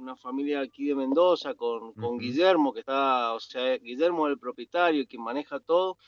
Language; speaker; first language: Spanish; native; Spanish